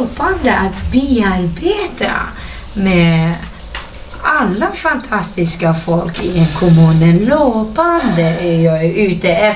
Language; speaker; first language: Swedish; non-native, fluent; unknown